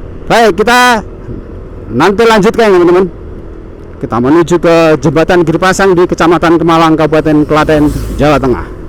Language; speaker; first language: Indonesian; non-native, local second language; Javanese